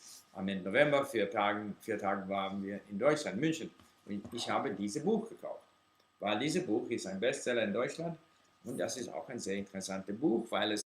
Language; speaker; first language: German; non-native, fluent; English